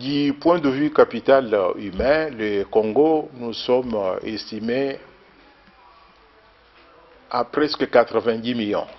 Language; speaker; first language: French; non-native, local second language; Luba-Lulua